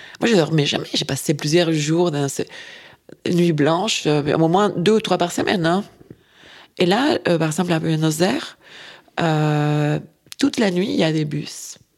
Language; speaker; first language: French; non-native, fluent; Spanish